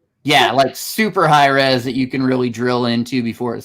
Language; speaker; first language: English; native; English